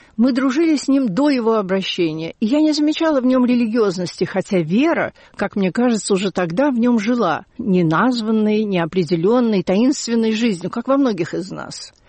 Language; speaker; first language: Russian; native; Russian